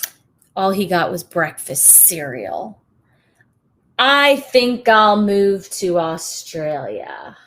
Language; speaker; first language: English; native; English